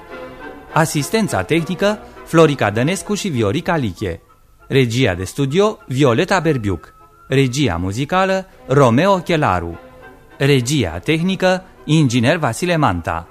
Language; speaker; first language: Romanian; native; Romanian